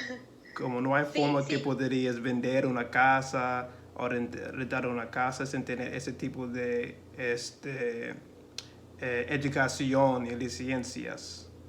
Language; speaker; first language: Spanish; non-native, learner; English